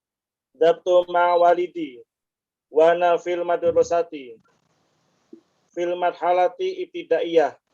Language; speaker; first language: Arabic; non-native, learner; Indonesian